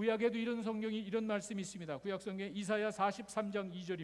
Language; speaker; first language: Korean; native; Korean